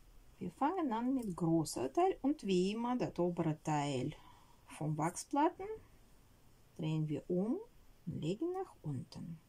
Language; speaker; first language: German; non-native, learner; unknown